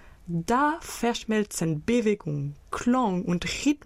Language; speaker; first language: German; native; German